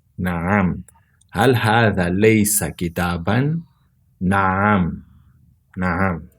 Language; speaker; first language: Arabic; non-native, fluent; Portuguese